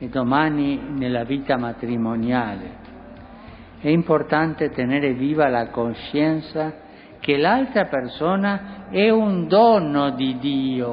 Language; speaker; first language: Italian; non-native, fluent; Spanish